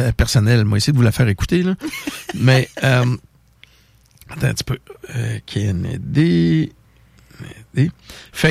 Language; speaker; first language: French; native; French